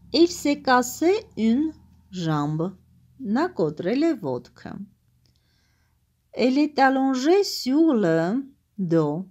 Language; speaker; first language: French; non-native, fluent; Armenian